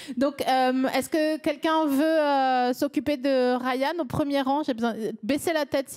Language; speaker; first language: French; native; French